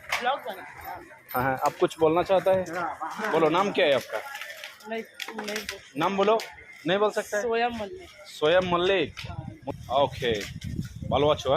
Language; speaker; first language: Hindi; non-native, local second language; Bangla